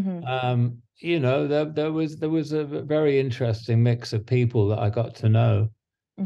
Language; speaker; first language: English; native; English